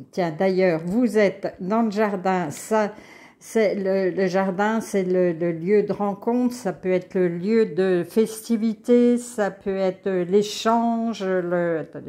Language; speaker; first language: French; native; French